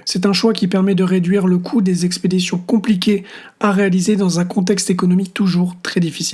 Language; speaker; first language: French; native; French